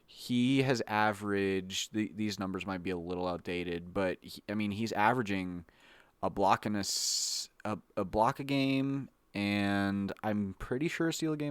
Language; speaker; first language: English; native; English